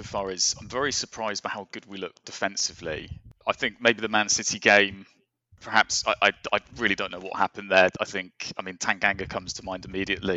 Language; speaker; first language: English; native; English